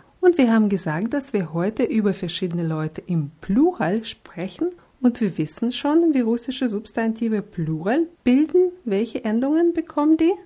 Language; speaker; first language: German; non-native, fluent; Russian